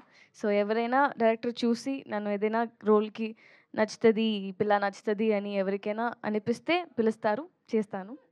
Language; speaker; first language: Telugu; non-native, local second language; Tamil